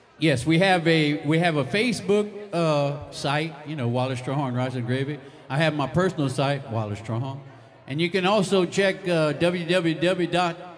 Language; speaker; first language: English; native; English